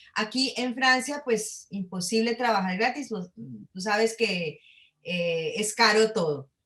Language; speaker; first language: Spanish; native; Spanish